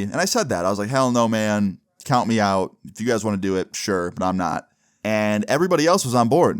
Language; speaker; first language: English; native; English